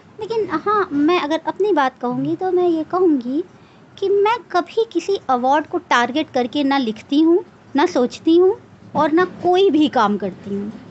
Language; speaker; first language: Hindi; native; Hindi